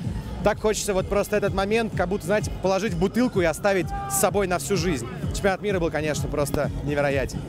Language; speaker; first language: Russian; native; Russian